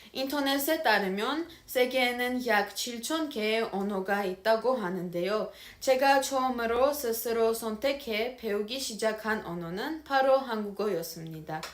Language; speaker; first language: Korean; non-native, learner; Armenian